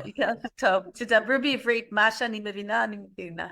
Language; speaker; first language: Hebrew; non-native, learner; English